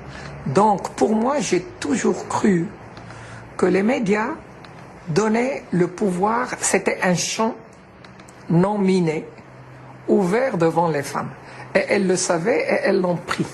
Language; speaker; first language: French; non-native, local second language; Arabic